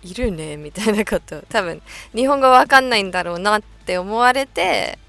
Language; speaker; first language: Japanese; non-native, fluent; English